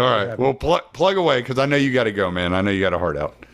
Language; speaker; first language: English; native; English